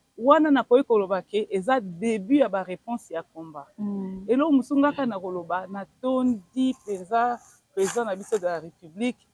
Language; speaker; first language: Lingala; non-native, local second language; Kongo